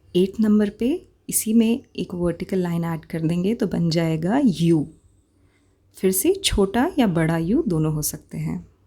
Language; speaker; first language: Hindi; native; Hindi